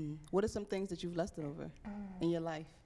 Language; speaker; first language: English; native; English